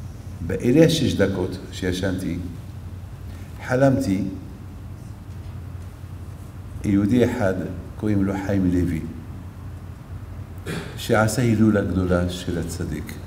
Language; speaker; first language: Hebrew; non-native, fluent; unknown